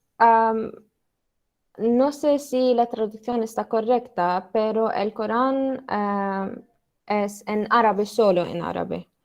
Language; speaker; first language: Spanish; non-native, learner; Arabic